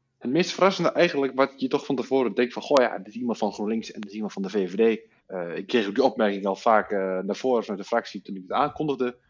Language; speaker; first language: Dutch; native; Dutch